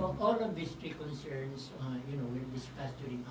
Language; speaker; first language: English; non-native, local second language; Filipino